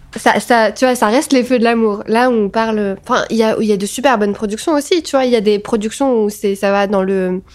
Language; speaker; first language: French; non-native, local second language; Arabic